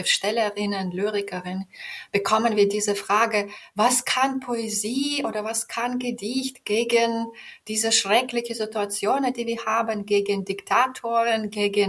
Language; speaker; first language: German; non-native, fluent; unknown